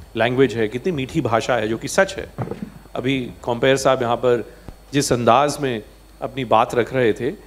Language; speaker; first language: Hindi; native; Hindi